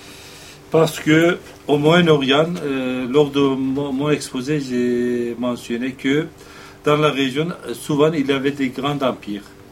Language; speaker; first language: French; non-native, fluent; Kurdish